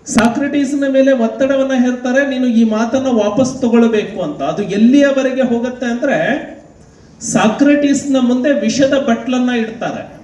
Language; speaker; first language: Kannada; non-native, local second language; Lambadi